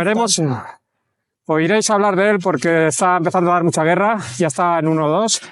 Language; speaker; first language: Spanish; native; Spanish